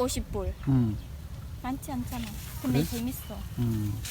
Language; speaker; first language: Korean; non-native, learner; Khmer